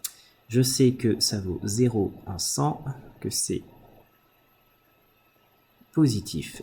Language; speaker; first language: French; native; French